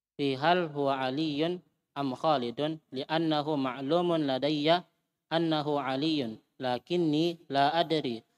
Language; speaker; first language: Arabic; non-native, fluent; Indonesian